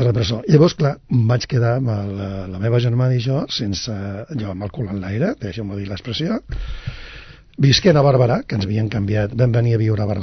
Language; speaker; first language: Catalan; non-native, local second language; Spanish